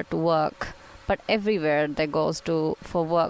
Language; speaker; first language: English; non-native, local second language; Kannada